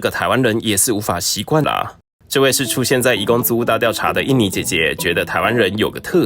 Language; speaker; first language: Chinese; native; Chinese